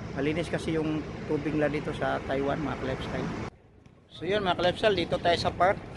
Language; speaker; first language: Filipino; native; Filipino